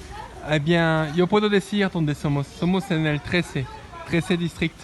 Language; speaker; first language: Spanish; non-native, fluent; French